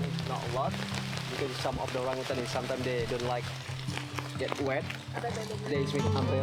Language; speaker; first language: English; non-native, learner; Indonesian